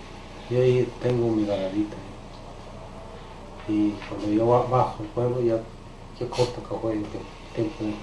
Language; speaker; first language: Spanish; non-native, local second language; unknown